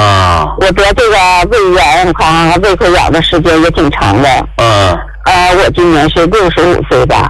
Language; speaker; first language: Chinese; native; Chinese